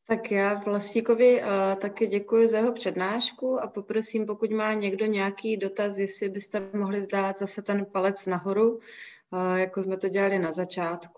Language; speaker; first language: Czech; native; Czech